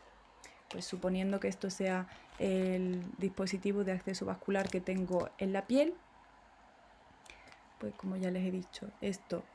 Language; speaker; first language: Spanish; native; Spanish